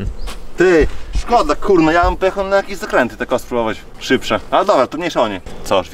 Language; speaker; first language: Polish; native; Polish